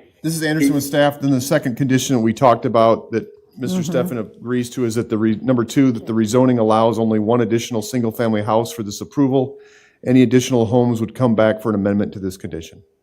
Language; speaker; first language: English; native; English